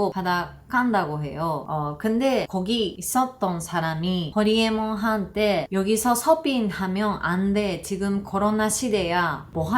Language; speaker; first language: Korean; non-native, learner; Japanese